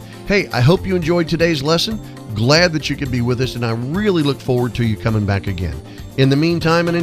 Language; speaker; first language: English; native; English